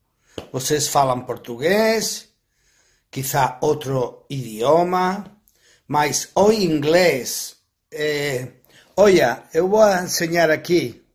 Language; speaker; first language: Portuguese; non-native, fluent; Spanish